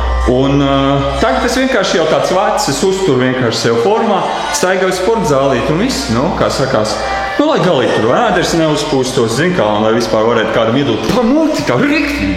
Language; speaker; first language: Latvian; native; Latvian